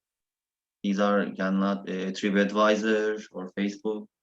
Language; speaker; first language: English; non-native, learner; Turkish